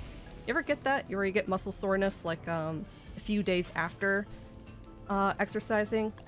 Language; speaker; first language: English; native; English